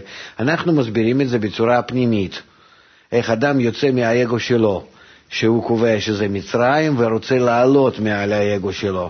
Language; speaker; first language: Hebrew; non-native, fluent; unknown